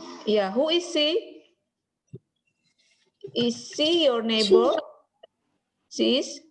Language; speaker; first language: English; non-native, learner; Indonesian